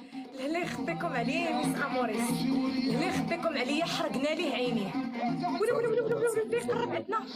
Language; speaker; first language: Arabic; native; Arabic